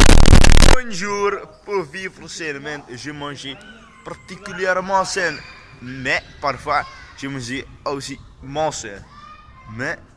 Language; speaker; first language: French; non-native, learner; Dutch